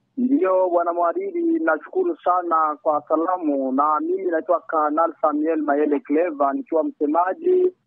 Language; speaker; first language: Swahili; native; Swahili